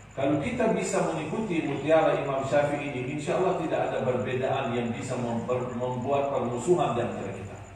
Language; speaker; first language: Indonesian; non-native, fluent; Arabic